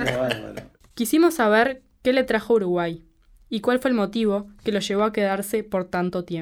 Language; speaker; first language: Spanish; native; Spanish